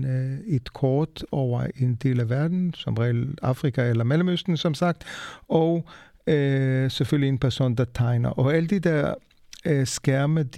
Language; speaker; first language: Danish; non-native, fluent; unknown